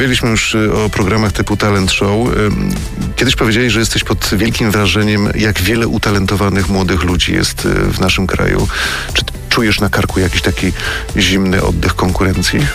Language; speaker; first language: Polish; native; Polish